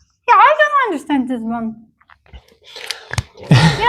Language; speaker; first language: English; non-native, learner; Turkish